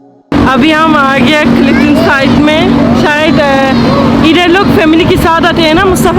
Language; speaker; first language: Hindi; non-native, learner; Turkish